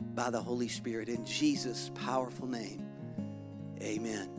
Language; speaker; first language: English; native; English